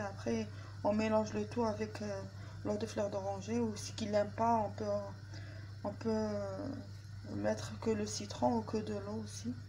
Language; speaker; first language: French; non-native, learner; Arabic